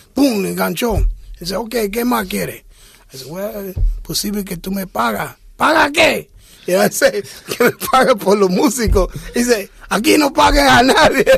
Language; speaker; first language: Spanish; early bilingual, heritage; English